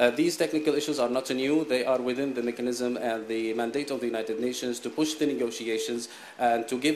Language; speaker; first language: English; non-native, fluent; Arabic